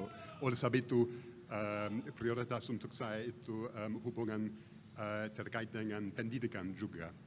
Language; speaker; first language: Indonesian; non-native, fluent; English